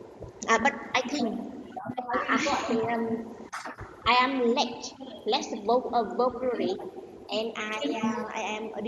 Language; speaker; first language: English; non-native, learner; Vietnamese